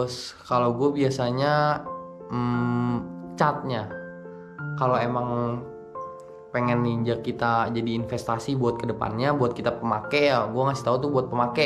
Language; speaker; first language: Indonesian; native; Indonesian